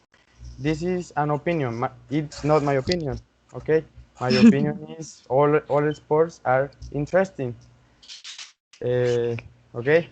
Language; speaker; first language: English; non-native, learner; Spanish